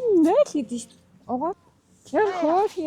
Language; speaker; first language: Chinese; non-native, learner; Mongolian